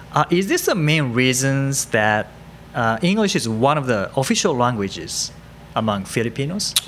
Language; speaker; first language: English; non-native, fluent; Japanese